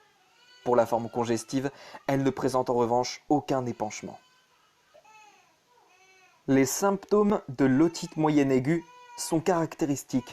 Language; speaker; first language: French; native; French